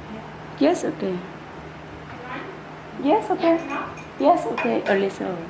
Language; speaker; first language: English; non-native, learner; Vietnamese